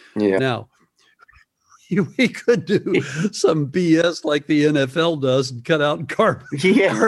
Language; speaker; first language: English; native; English